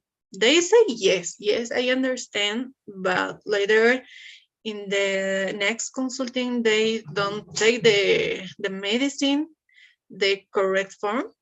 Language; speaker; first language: English; non-native, learner; Spanish